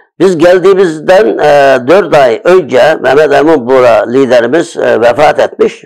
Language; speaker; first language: Turkish; early bilingual, other home language; Uyghur